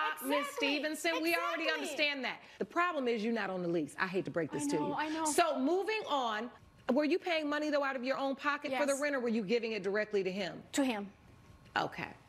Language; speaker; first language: English; native; English